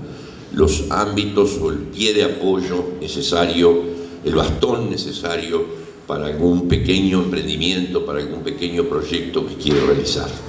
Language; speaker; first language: Spanish; native; Spanish